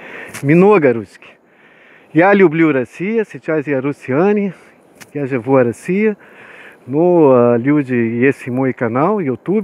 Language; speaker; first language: Russian; non-native, learner; Portuguese